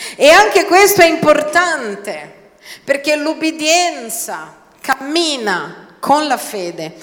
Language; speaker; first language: Italian; non-native, fluent; Portuguese